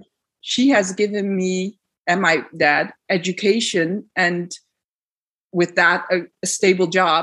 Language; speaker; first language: English; non-native, fluent; Dutch